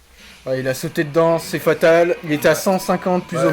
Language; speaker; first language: French; native; French